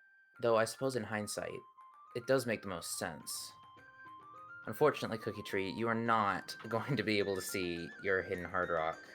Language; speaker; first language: English; native; English